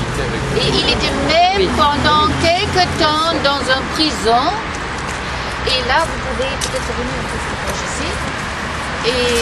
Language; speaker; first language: French; non-native, fluent; German